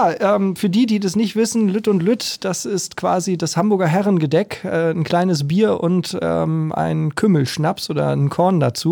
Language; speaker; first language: German; native; German